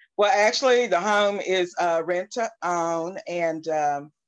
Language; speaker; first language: English; native; English